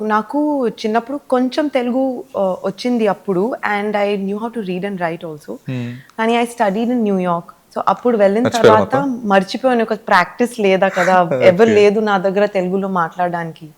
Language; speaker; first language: Telugu; early bilingual, heritage; Telugu